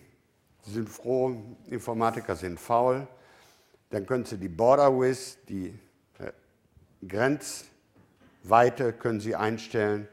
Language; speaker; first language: German; native; German